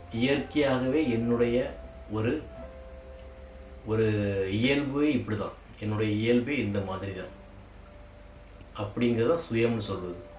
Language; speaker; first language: Tamil; native; Tamil